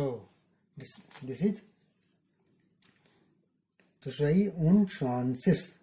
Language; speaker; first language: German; non-native, learner; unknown